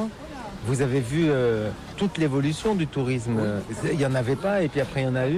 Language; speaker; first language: French; native; French